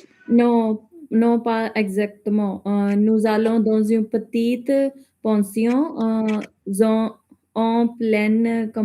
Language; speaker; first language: French; non-native, learner; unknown